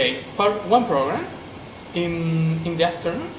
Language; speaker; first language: English; non-native, learner; Spanish